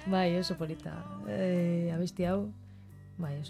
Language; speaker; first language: Basque; non-native, local second language; Spanish